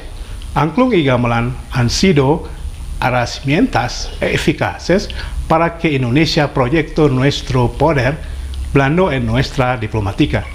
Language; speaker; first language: Spanish; non-native, fluent; Indonesian